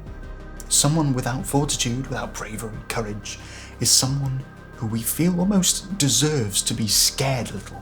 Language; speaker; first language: English; native; English